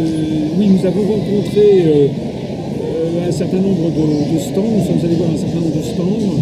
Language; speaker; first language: French; native; French